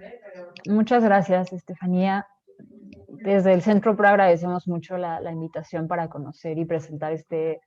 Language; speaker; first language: Spanish; native; Spanish